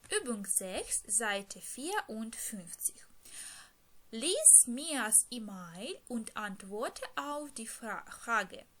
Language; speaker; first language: German; non-native, fluent; Ukrainian